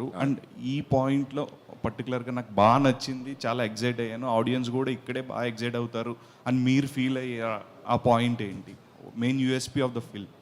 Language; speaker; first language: Telugu; native; Telugu